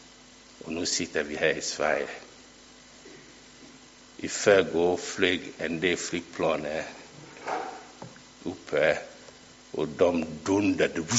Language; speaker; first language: Swedish; non-native, fluent; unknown